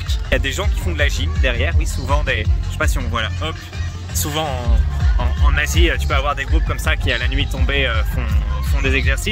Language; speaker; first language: French; native; French